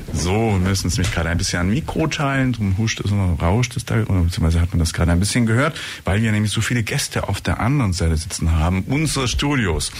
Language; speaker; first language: German; native; German